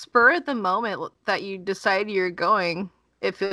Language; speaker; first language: English; native; English